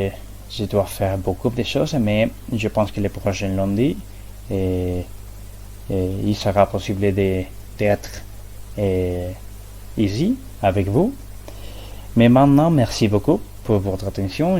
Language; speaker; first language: French; non-native, learner; Spanish